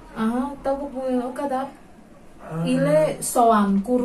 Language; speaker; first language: Turkish; non-native, learner; Indonesian